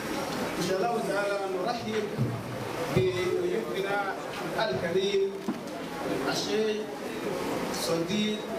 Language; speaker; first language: Arabic; non-native, fluent; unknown